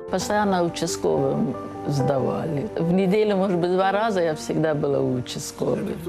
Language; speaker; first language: Ukrainian; non-native, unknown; Persian